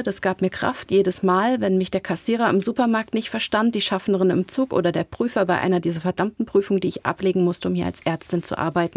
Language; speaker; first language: German; native; German